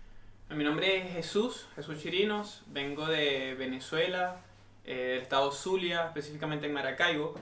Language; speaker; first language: Spanish; native; Spanish